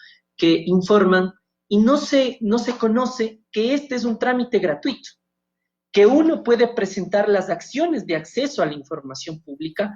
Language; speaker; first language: Spanish; native; Spanish